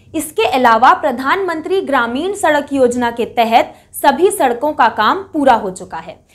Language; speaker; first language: Hindi; native; Hindi